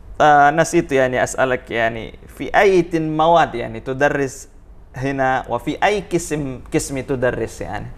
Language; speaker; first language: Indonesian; native; Indonesian